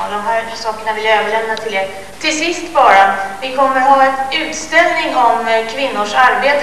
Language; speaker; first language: Swedish; native; Swedish